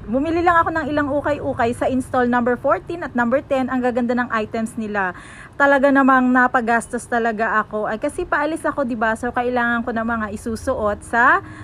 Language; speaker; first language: Filipino; native; Filipino